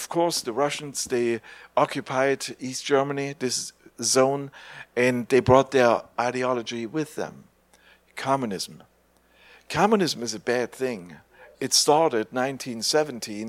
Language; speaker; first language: English; non-native, fluent; German